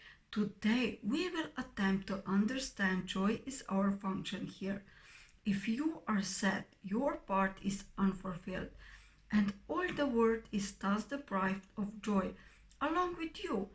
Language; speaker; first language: English; non-native, fluent; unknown